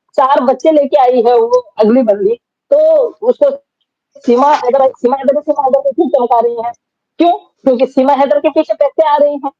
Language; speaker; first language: Hindi; native; Hindi